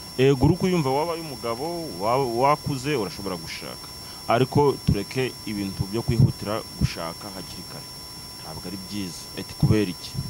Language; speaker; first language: Kinyarwanda; early bilingual, heritage; Kinyarwanda